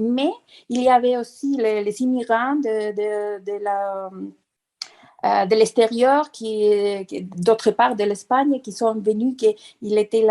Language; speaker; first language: French; non-native, fluent; Spanish